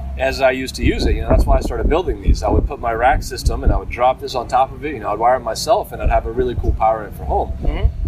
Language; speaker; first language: English; early bilingual, other home language; Italian